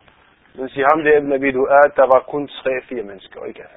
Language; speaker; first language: Danish; non-native, fluent; Arabic